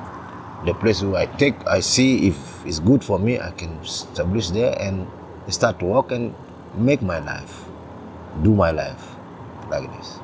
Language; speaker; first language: English; non-native, learner; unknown